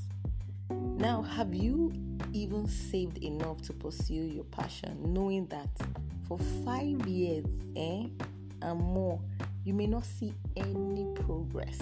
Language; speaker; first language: English; non-native, local second language; Yoruba